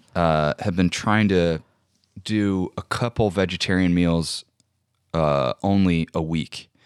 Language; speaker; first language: English; native; English